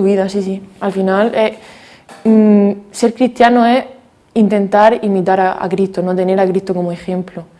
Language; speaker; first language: Spanish; native; Spanish